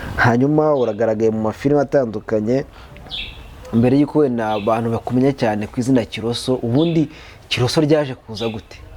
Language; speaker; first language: Kinyarwanda; native; Kinyarwanda